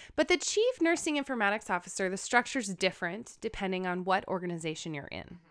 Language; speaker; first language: English; native; English